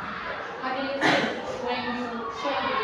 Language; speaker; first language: English; non-native, learner; Indonesian